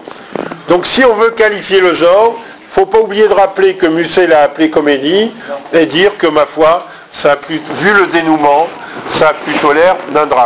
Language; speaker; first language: French; native; French